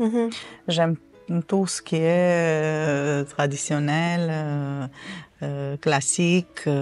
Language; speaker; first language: French; non-native, fluent; Armenian